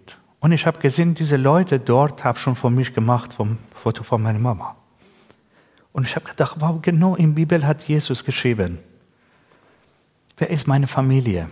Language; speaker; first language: German; non-native, learner; Persian